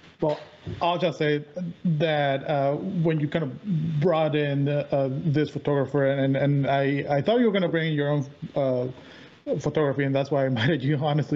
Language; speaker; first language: English; native; English